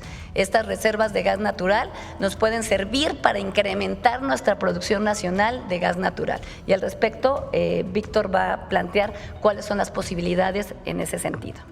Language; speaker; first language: Spanish; native; Spanish